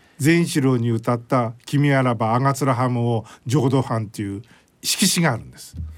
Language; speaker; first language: Japanese; native; Japanese